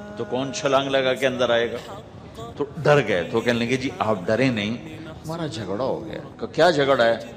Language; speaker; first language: Urdu; non-native, local second language; Punjabi